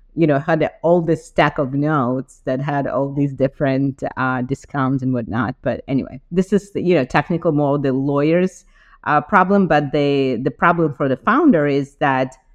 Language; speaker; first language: English; non-native, fluent; Ukrainian